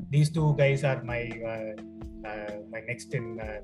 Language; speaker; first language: English; non-native, local second language; Tamil